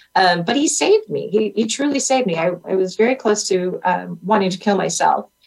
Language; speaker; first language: English; native; English